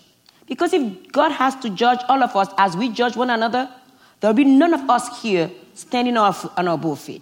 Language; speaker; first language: English; non-native, fluent; Fon